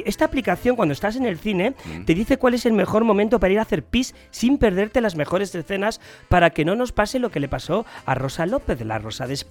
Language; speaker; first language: Spanish; native; Spanish